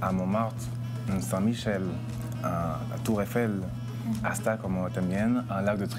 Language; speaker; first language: Spanish; non-native, fluent; French